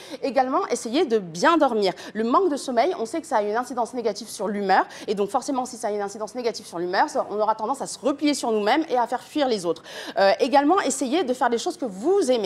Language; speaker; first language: French; native; French